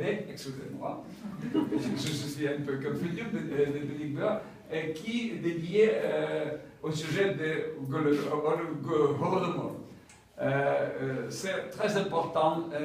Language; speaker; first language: French; non-native, fluent; Ukrainian